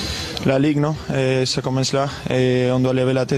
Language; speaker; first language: French; non-native, fluent; Spanish